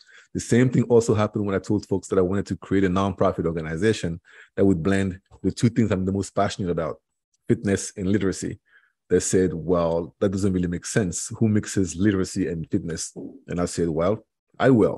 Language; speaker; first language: English; non-native, local second language; French